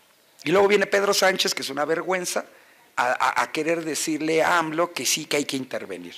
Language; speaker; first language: Spanish; native; Spanish